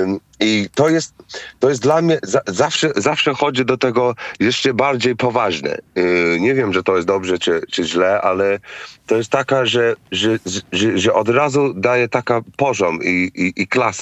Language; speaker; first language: Polish; non-native, fluent; English